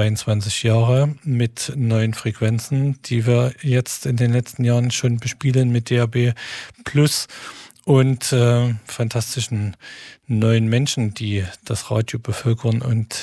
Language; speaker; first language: German; native; German